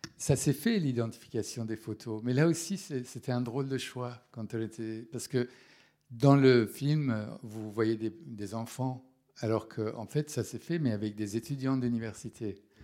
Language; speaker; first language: French; non-native, fluent; Persian